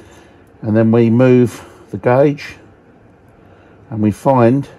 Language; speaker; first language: English; native; English